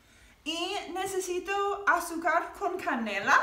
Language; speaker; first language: Spanish; non-native, learner; English